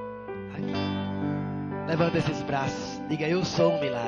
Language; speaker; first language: Portuguese; native; Portuguese